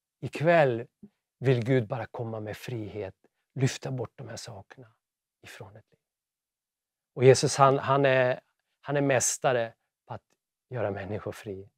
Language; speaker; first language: Swedish; native; Swedish